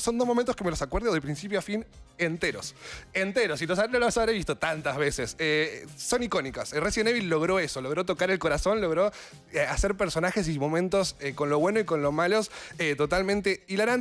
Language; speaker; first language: Spanish; native; Spanish